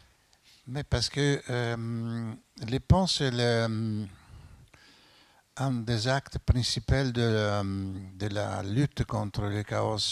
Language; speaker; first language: French; non-native, fluent; Italian